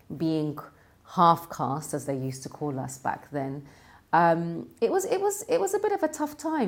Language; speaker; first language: English; native; English